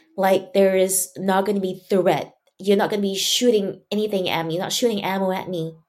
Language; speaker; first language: English; non-native, local second language; Chinese